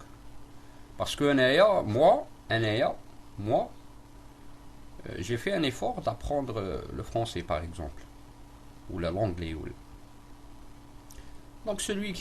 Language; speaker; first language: French; non-native, local second language; Arabic